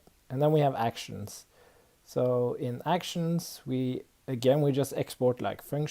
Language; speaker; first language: English; non-native, fluent; Swedish